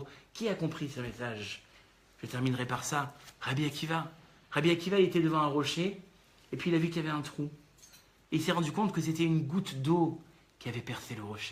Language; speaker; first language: French; native; French